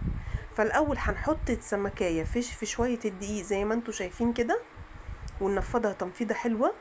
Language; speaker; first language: Arabic; native; Arabic